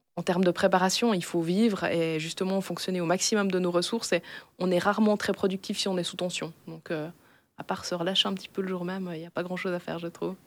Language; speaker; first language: French; native; French